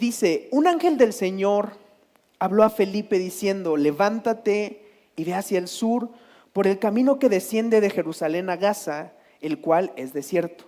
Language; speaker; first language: Spanish; native; Spanish